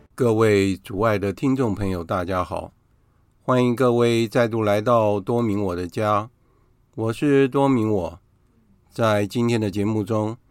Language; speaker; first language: Chinese; native; Chinese